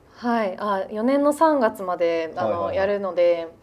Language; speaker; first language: Japanese; native; Japanese